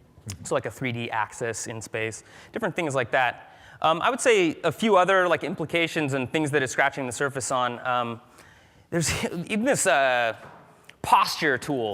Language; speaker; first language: English; native; English